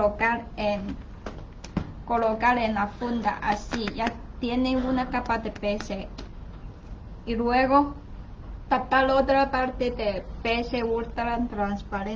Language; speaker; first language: Spanish; non-native, learner; Chinese